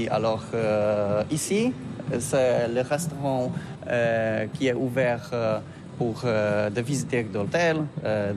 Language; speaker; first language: French; non-native, learner; Polish